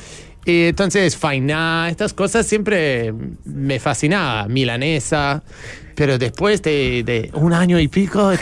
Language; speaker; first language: Spanish; non-native, fluent; English